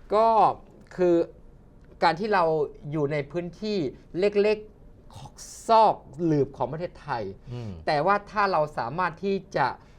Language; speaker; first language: Thai; native; Thai